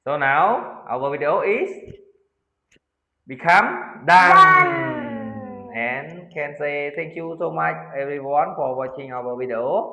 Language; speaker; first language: English; non-native, learner; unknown